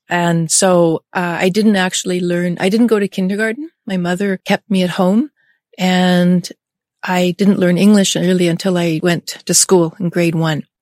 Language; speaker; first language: English; early bilingual, other home language; German